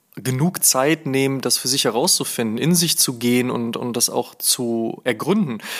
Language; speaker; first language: German; native; German